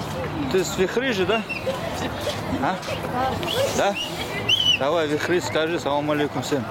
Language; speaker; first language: Russian; non-native, local second language; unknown